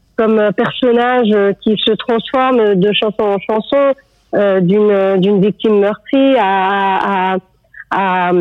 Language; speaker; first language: French; non-native, local second language; Arabic